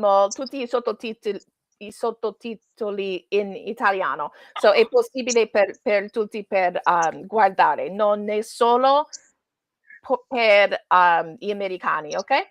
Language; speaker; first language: Italian; non-native, learner; English